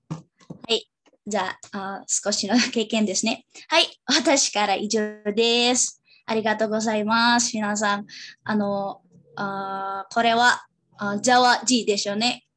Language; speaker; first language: Japanese; non-native, learner; Indonesian